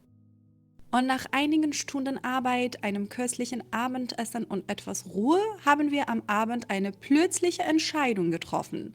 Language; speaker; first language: German; non-native, fluent; Persian